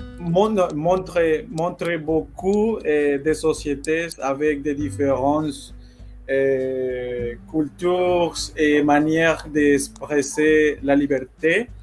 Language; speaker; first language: French; non-native, learner; Spanish